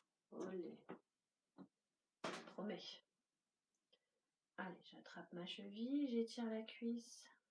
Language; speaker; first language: French; native; French